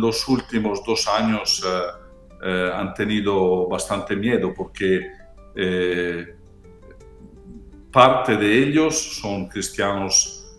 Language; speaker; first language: Spanish; non-native, fluent; Italian